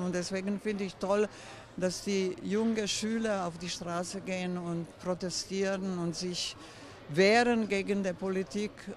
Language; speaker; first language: German; non-native, fluent; Croatian